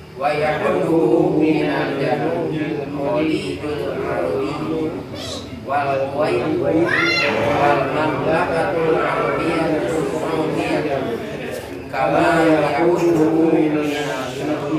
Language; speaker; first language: Arabic; non-native, learner; Indonesian